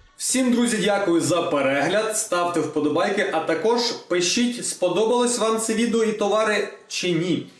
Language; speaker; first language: Ukrainian; non-native, local second language; Russian